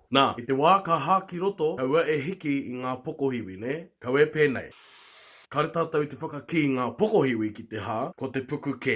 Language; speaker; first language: Māori; native; Māori